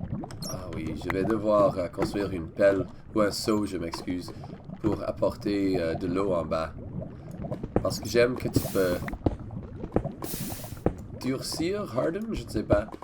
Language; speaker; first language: French; non-native, learner; English